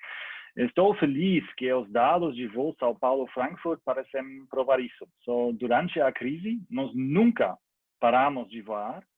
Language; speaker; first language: Portuguese; non-native, learner; German